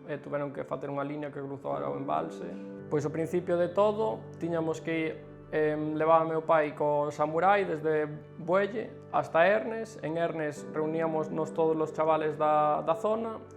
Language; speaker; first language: Galician; early bilingual, other home language; German